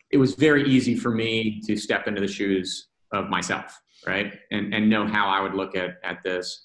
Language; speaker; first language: English; native; English